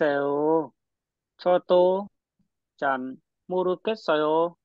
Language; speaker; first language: Korean; non-native, learner; Vietnamese